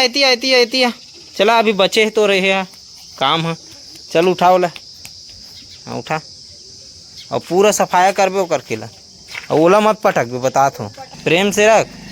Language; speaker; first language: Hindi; non-native, local second language; Chhattisgarhi